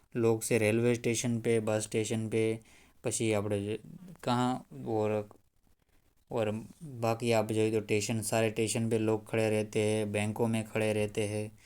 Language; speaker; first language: Hindi; non-native, local second language; Gujarati